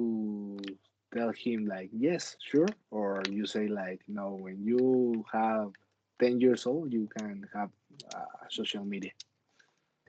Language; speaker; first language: English; non-native, learner; Spanish